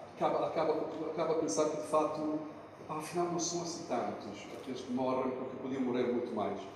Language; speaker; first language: Portuguese; non-native, fluent; Italian